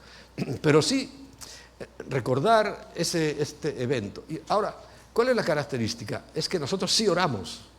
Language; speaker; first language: Spanish; native; Spanish